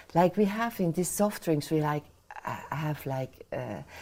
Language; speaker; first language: English; non-native, fluent; Swiss German